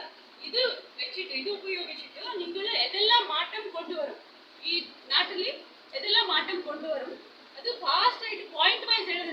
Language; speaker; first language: Malayalam; non-native, local second language; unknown